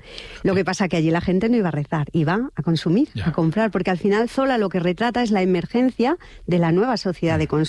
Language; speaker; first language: Spanish; native; Spanish